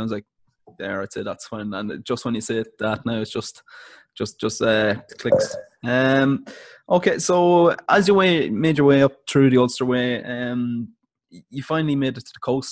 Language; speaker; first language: English; native; English